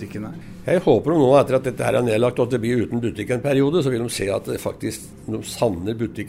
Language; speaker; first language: Norwegian; native; Norwegian